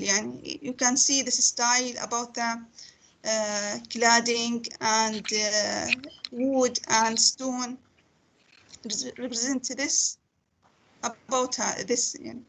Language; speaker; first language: English; non-native, learner; Arabic